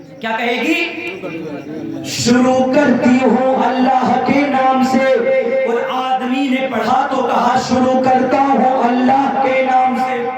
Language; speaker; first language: Urdu; native; Urdu